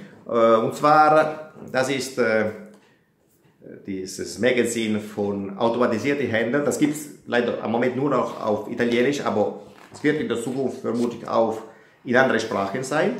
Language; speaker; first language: German; non-native, fluent; Italian